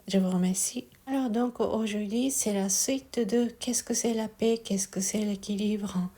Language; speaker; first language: French; non-native, fluent; Japanese